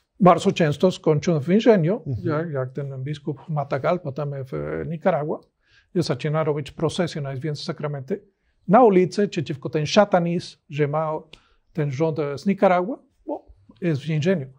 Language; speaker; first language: Polish; non-native, learner; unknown